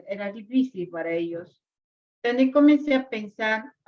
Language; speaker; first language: Spanish; non-native, local second language; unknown